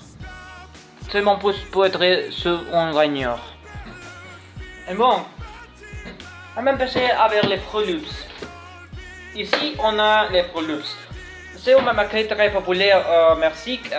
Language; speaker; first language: French; non-native, learner; Spanish